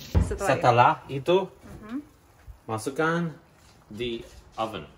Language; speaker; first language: Indonesian; non-native, learner; English